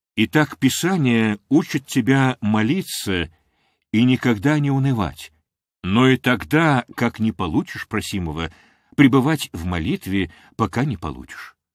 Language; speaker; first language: Russian; non-native, local second language; Armenian